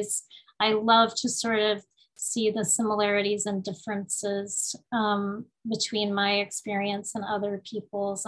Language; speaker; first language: English; early bilingual, other home language; Spanish